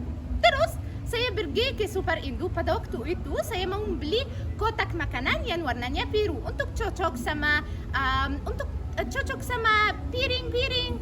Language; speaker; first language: Indonesian; non-native, learner; Arabic